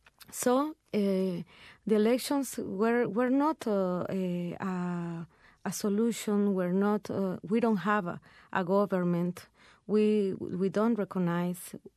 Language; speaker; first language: English; non-native, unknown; Spanish